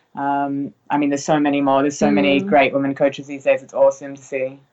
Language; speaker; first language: English; native; English